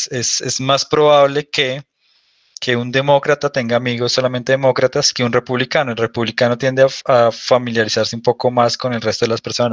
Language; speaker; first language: Spanish; native; Spanish